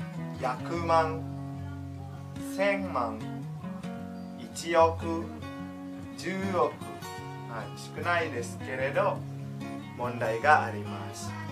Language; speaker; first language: Japanese; non-native, fluent; Indonesian